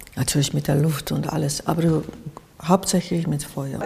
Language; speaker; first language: German; non-native, fluent; Japanese